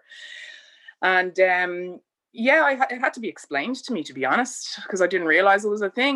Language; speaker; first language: English; native; English